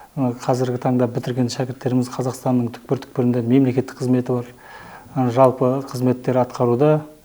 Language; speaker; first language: Kazakh; native; Kazakh